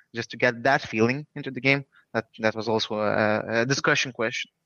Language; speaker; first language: English; non-native, fluent; Lithuanian